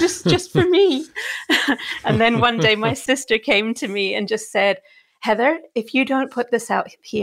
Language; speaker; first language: English; native; English